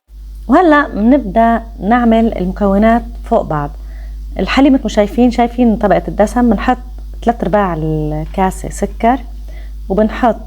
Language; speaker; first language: Arabic; native; Arabic